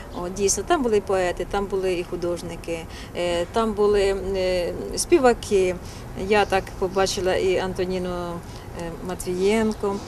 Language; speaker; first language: Ukrainian; native; Ukrainian